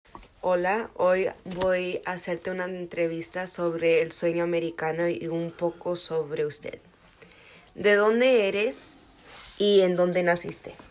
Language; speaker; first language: Spanish; early bilingual, heritage; Spanish